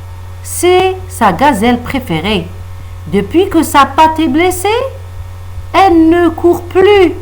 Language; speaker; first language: French; non-native, local second language; Arabic